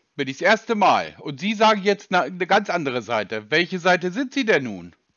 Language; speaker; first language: German; native; German